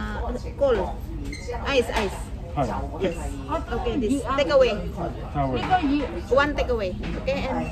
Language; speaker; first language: English; non-native, learner; Indonesian